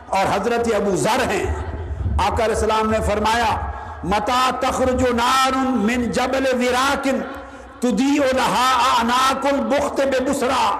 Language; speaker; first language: Urdu; non-native, local second language; Punjabi